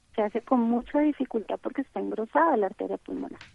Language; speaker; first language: Spanish; native; Spanish